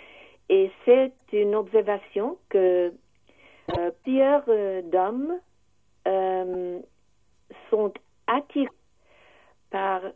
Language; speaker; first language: French; non-native, learner; English